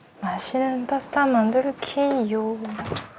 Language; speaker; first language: Korean; non-native, fluent; French